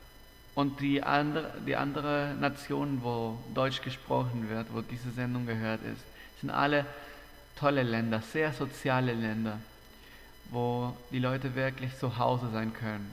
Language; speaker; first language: German; non-native, fluent; Spanish